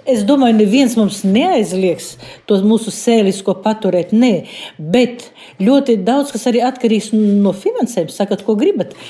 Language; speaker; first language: Latvian; native; Latvian